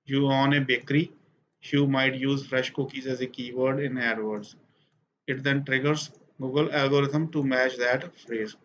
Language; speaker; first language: English; non-native, local second language; Punjabi